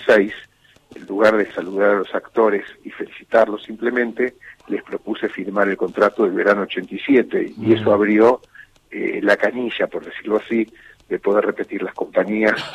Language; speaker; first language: Spanish; native; Spanish